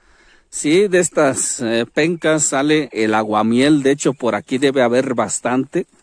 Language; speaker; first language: Spanish; native; Spanish